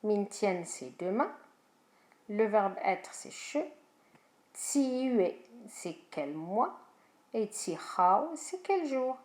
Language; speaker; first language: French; non-native, fluent; Chinese